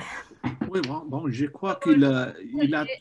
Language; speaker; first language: French; non-native, learner; Spanish